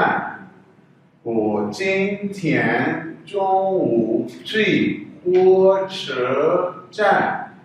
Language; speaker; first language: Chinese; non-native, fluent; Urdu